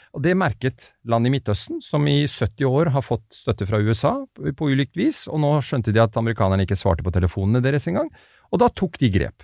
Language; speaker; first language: Norwegian; early bilingual, other home language; Persian